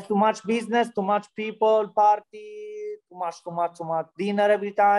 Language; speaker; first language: English; non-native, learner; Italian